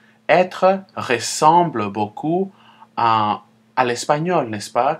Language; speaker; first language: French; non-native, fluent; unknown